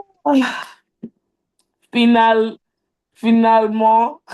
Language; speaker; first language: French; non-native, learner; English